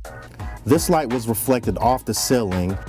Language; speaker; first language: English; native; English